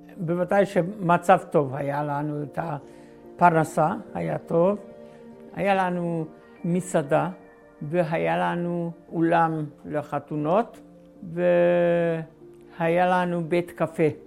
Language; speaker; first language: Hebrew; non-native, fluent; Hungarian